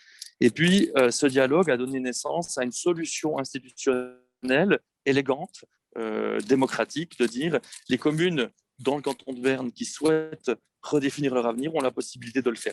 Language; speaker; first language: French; native; French